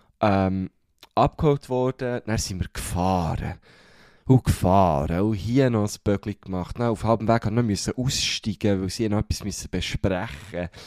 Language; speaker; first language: German; native; German